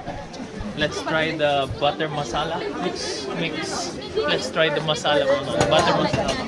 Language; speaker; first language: English; non-native, local second language; Filipino